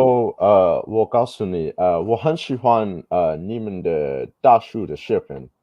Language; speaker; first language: Chinese; non-native, learner; English